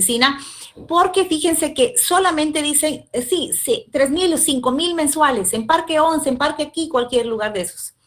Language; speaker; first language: Spanish; native; Spanish